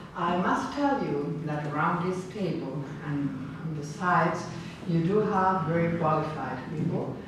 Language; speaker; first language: English; non-native, fluent; Spanish